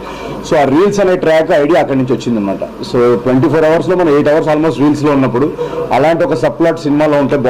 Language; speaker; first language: Telugu; native; Telugu